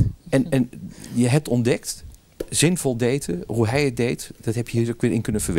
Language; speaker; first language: Dutch; native; Dutch